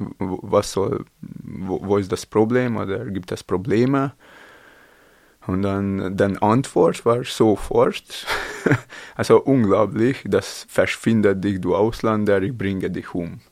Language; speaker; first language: German; non-native, learner; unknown